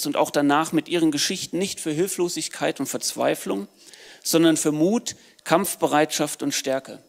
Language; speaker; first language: German; native; German